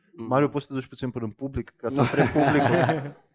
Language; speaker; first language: Romanian; native; Romanian